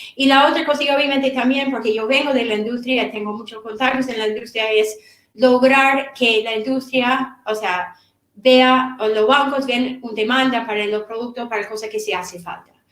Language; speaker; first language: Spanish; non-native, fluent; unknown